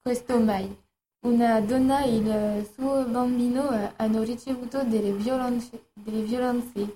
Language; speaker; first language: Italian; non-native, learner; French